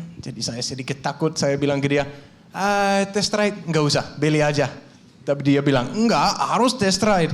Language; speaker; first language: Indonesian; non-native, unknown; Danish